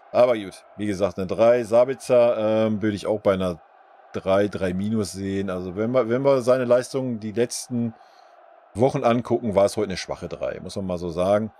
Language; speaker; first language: German; native; German